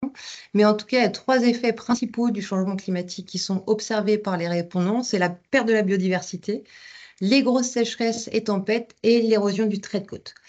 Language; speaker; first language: French; native; French